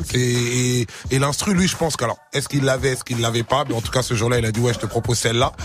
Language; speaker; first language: French; early bilingual, other home language; Lingala